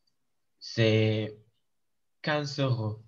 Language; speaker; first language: French; non-native, learner; English